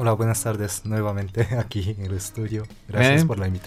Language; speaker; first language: Spanish; non-native, fluent; Japanese